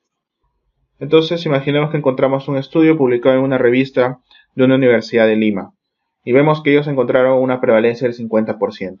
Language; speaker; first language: Spanish; native; Spanish